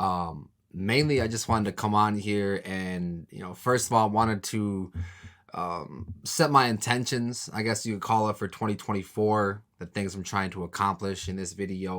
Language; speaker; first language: English; native; English